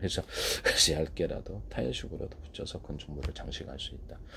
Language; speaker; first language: Korean; native; Korean